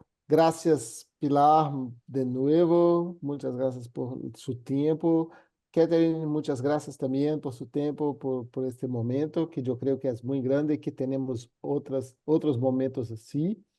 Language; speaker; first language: Spanish; non-native, fluent; Portuguese